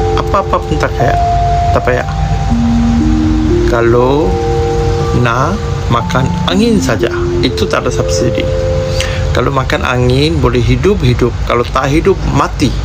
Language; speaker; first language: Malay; non-native, learner; Bangla